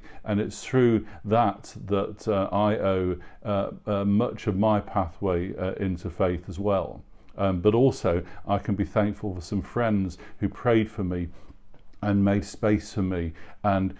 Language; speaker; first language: English; native; English